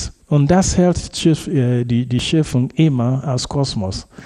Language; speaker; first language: German; non-native, fluent; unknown